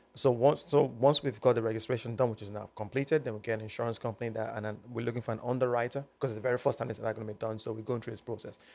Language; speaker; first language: English; native; English